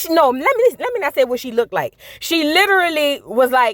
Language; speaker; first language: English; native; English